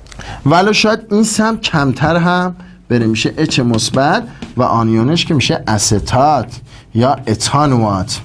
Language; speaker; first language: Persian; native; Persian